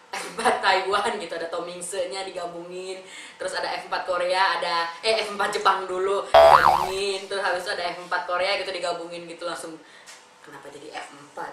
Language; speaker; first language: Indonesian; native; Indonesian